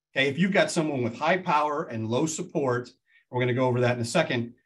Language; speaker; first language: English; native; English